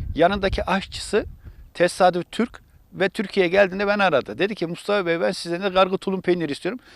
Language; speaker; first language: Turkish; native; Turkish